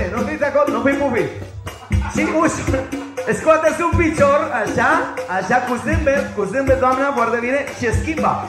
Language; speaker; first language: Romanian; non-native, fluent; Spanish